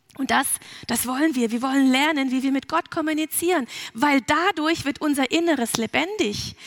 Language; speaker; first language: German; early bilingual, heritage; German